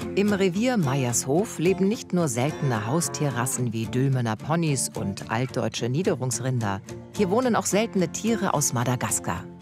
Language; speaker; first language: German; native; German